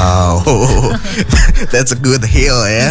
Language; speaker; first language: English; non-native, fluent; Indonesian